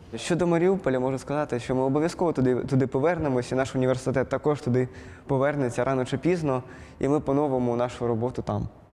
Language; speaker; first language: Ukrainian; native; Ukrainian